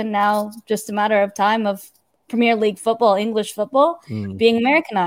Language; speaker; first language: English; native; English